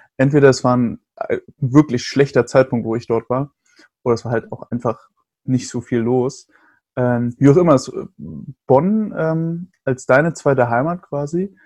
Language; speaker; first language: German; native; German